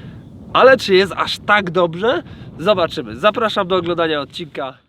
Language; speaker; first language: Polish; native; Polish